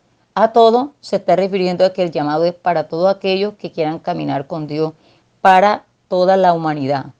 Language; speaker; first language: Spanish; native; Spanish